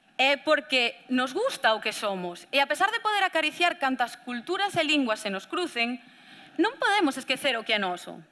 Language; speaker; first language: Galician; native; Galician